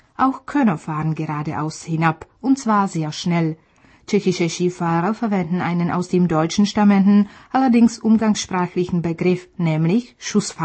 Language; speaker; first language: German; native; German